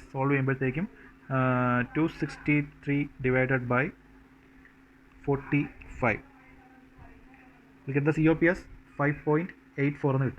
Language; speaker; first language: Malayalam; native; Malayalam